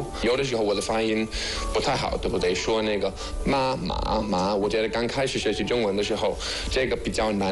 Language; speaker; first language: Chinese; non-native, fluent; Danish